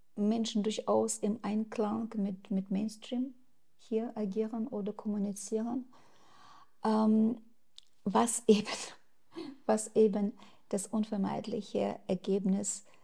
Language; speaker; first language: German; non-native, fluent; Russian